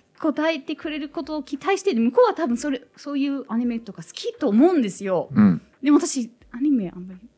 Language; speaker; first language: Japanese; non-native, fluent; English